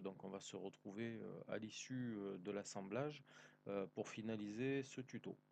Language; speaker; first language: French; native; French